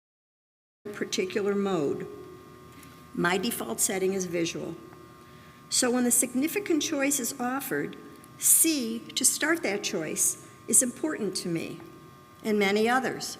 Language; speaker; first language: English; native; English